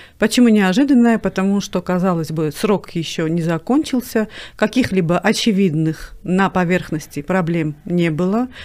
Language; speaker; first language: Russian; non-native, local second language; Armenian